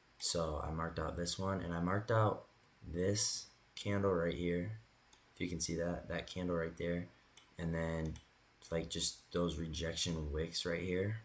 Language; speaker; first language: English; native; English